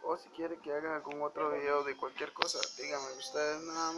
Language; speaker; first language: Spanish; native; Spanish